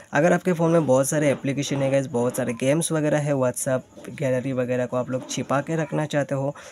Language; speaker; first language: Hindi; native; Hindi